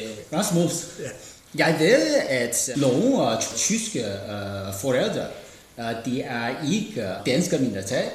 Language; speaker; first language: Danish; non-native, learner; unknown